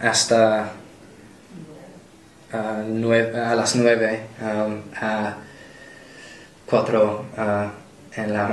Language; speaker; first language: Spanish; non-native, learner; English